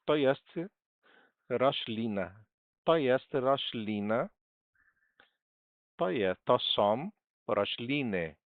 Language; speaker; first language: Polish; non-native, fluent; Portuguese